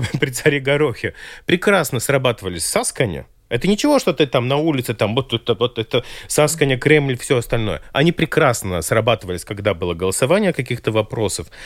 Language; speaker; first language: Russian; non-native, local second language; Latvian